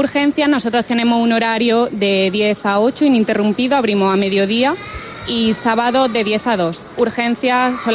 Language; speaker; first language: Spanish; native; Spanish